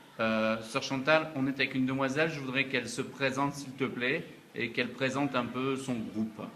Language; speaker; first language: French; native; French